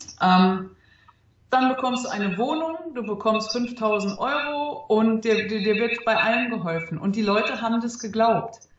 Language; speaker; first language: German; early bilingual, other home language; Arabic